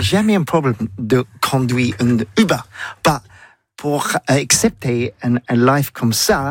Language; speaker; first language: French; non-native, learner; English